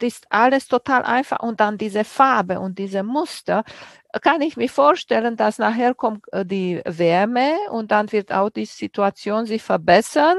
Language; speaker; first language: German; native; German